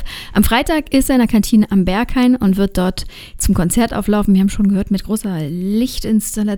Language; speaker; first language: German; native; German